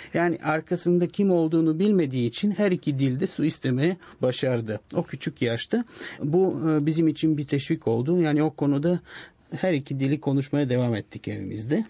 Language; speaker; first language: Turkish; non-native, fluent; Bulgarian